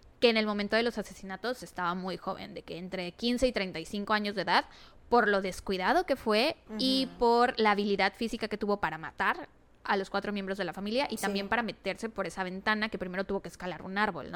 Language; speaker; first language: Spanish; native; Spanish